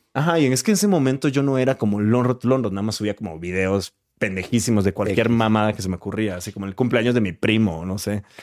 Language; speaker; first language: Spanish; native; Spanish